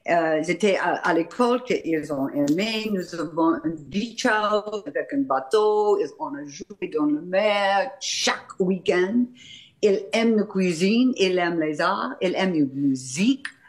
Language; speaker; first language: French; non-native, fluent; English